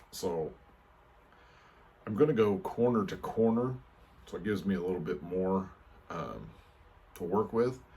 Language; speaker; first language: English; native; English